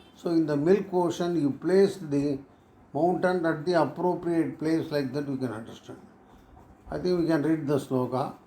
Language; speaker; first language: English; non-native, local second language; Tamil